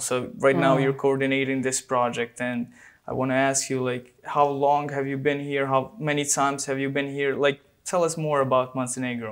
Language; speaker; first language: English; non-native, fluent; Albanian